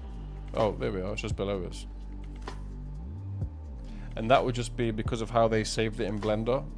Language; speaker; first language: English; native; English